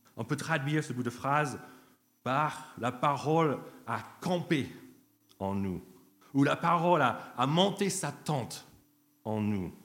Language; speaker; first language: French; non-native, fluent; English